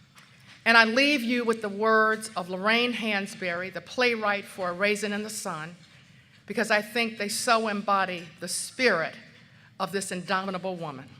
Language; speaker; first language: English; native; English